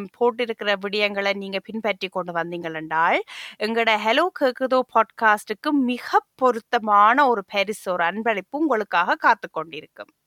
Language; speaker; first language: Tamil; native; Tamil